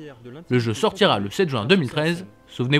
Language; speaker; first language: French; native; French